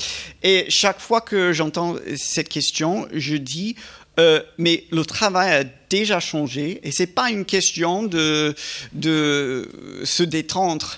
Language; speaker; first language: French; non-native, fluent; English